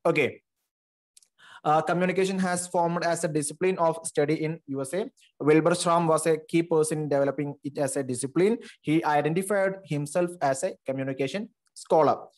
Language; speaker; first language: English; non-native, local second language; Malayalam